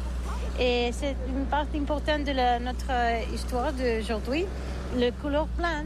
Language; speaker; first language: French; non-native, learner; Catalan